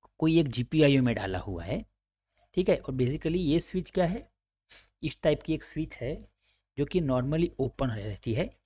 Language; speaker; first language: Hindi; native; Hindi